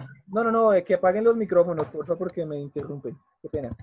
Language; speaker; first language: Spanish; native; Spanish